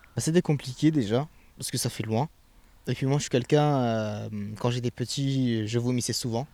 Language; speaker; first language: French; early bilingual, other home language; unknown